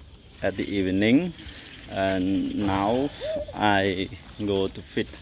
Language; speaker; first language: English; non-native, learner; Vietnamese